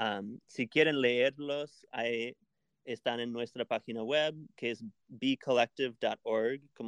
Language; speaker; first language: Spanish; non-native, fluent; English